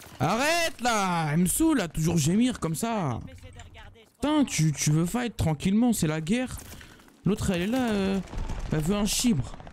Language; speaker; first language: French; native; French